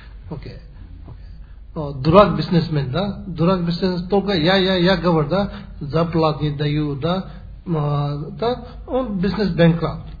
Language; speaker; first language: Russian; non-native, learner; Tibetan